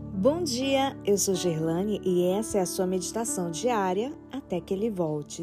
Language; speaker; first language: Portuguese; native; Portuguese